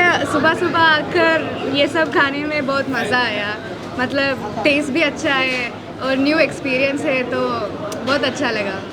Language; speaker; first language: Hindi; non-native, local second language; Malayalam